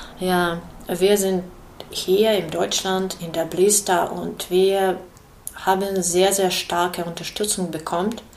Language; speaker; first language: German; non-native, learner; Ukrainian